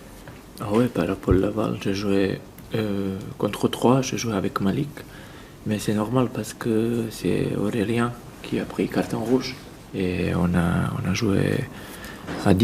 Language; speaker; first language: French; non-native, fluent; Serbian